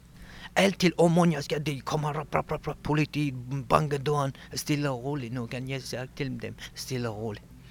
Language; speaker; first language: Danish; non-native, learner; Kurdish